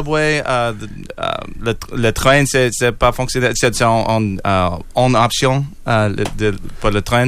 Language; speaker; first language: French; non-native, learner; English